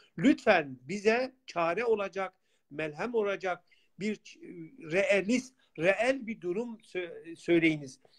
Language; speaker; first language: Turkish; non-native, local second language; Kurdish